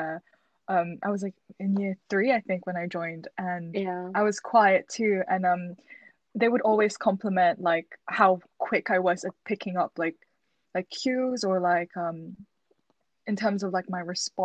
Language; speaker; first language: English; early bilingual, other home language; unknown